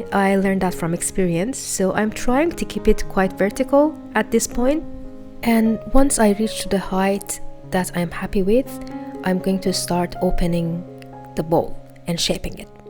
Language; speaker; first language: English; non-native, fluent; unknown